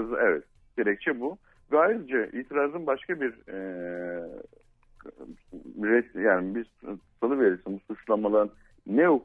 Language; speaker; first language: Turkish; native; Turkish